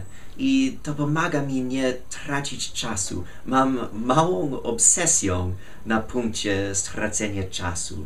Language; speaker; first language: Polish; non-native, fluent; English